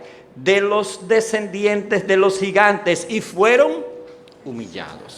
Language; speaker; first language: Spanish; native; Spanish